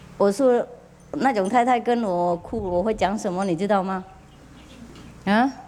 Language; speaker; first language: Chinese; non-native, fluent; Vietnamese